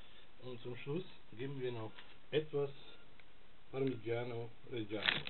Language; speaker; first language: German; non-native, fluent; Italian